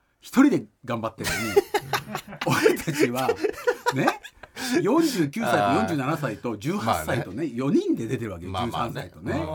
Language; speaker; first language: Japanese; native; Japanese